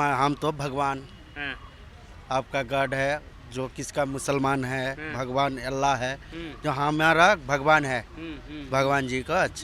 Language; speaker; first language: Hindi; non-native, local second language; Bangla